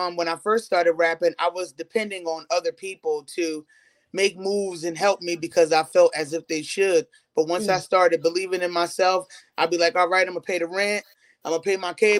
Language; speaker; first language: English; native; English